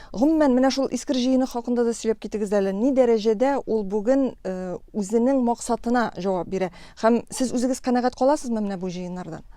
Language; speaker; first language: Tatar; native; Tatar